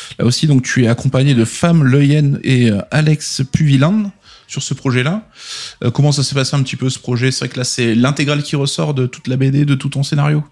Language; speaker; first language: French; native; French